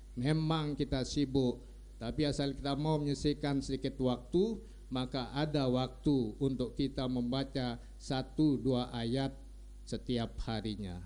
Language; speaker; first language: Indonesian; non-native, local second language; Sasak